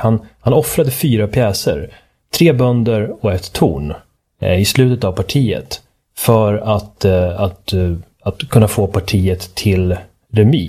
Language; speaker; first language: Swedish; native; Swedish